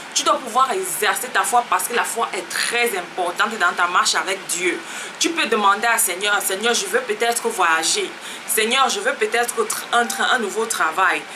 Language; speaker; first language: French; native; French